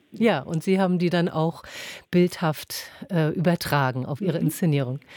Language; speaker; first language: German; native; German